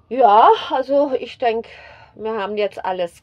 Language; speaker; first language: German; native; German